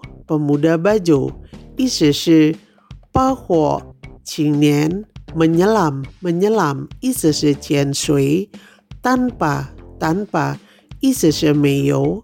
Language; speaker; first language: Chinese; non-native, fluent; Indonesian